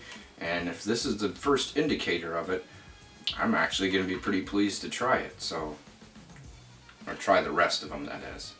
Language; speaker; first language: English; native; English